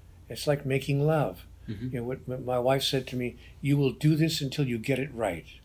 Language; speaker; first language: English; native; English